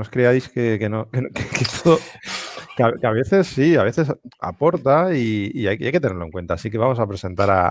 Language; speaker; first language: Spanish; native; Spanish